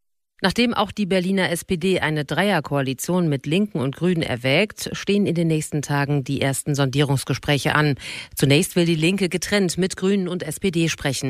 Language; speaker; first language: German; native; German